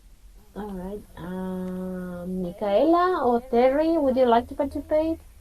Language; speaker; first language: English; non-native, fluent; Spanish